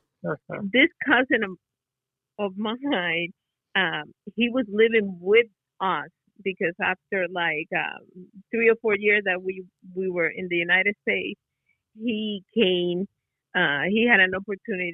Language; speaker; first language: English; non-native, fluent; Spanish